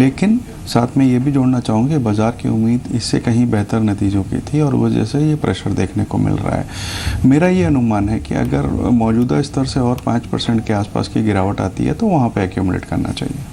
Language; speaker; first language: Hindi; native; Hindi